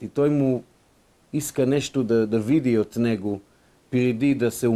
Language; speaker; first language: Bulgarian; non-native, fluent; Hebrew